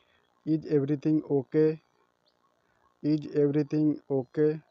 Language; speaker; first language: English; non-native, learner; Odia